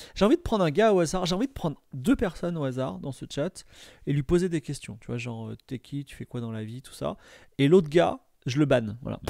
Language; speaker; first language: French; native; French